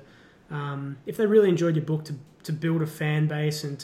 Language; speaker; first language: English; native; English